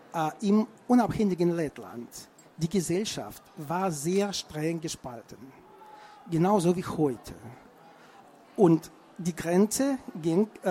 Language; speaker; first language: German; non-native, fluent; Russian